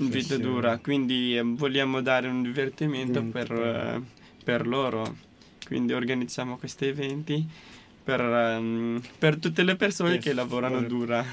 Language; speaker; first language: Italian; non-native, fluent; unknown